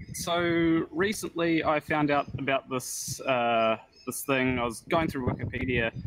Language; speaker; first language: English; native; English